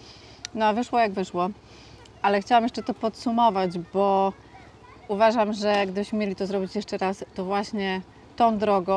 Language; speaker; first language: Polish; native; Polish